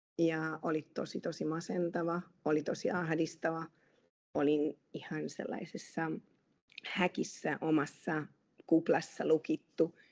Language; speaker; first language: Finnish; non-native, fluent; Hungarian